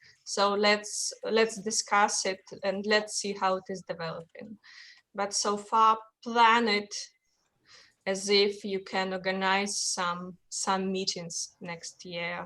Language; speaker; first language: English; non-native, fluent; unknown